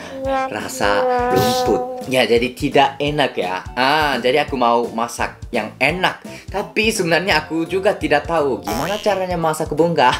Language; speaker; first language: Indonesian; non-native, fluent; Japanese